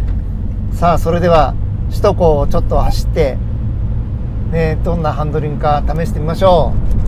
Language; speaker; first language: Japanese; native; Japanese